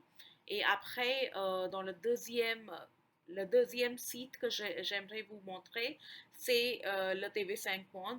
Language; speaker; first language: French; non-native, fluent; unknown